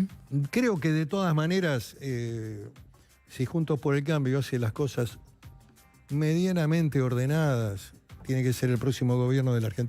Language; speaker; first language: Spanish; native; Spanish